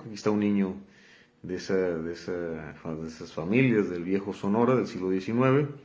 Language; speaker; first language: Spanish; native; Spanish